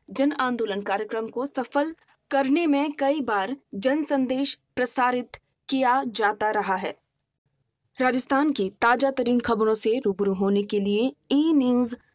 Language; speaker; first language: Hindi; native; Hindi